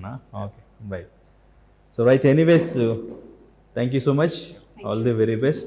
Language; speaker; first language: Telugu; native; Telugu